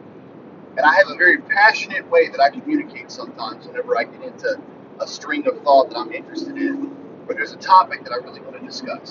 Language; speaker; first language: English; native; English